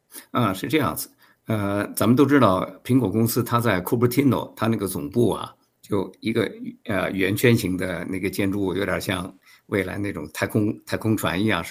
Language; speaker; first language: Chinese; native; Chinese